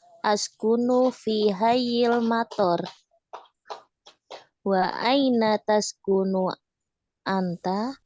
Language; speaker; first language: Arabic; non-native, learner; Indonesian